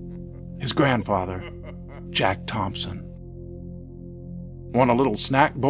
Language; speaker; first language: English; native; English